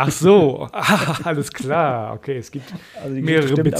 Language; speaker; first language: German; native; German